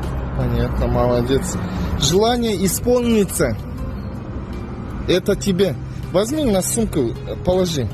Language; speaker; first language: Russian; non-native, local second language; Kazakh